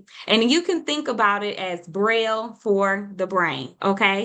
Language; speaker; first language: English; native; English